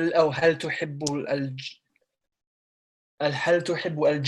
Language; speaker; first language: Arabic; non-native, learner; Bangla